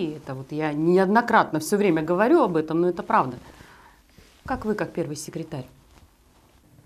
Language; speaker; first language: Russian; native; Russian